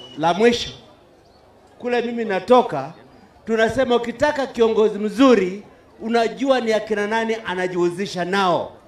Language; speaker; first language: Swahili; non-native, local second language; Luyia